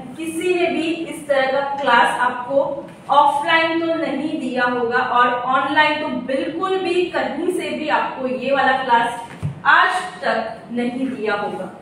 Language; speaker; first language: Hindi; non-native, local second language; Gujarati